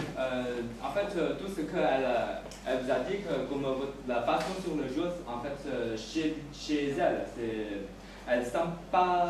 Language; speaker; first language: French; non-native, fluent; Chinese